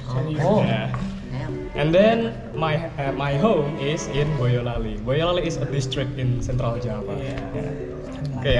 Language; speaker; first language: English; non-native, fluent; Javanese